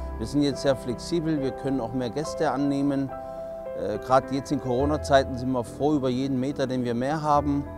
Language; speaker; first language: German; non-native, fluent; Spanish